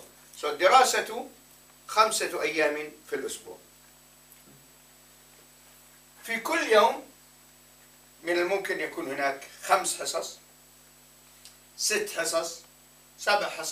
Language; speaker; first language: Arabic; non-native, fluent; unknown